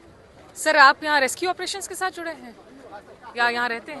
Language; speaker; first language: Hindi; native; Hindi